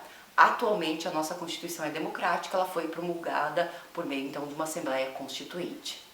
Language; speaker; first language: Portuguese; native; Portuguese